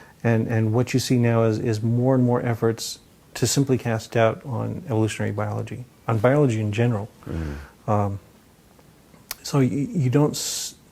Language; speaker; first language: English; native; English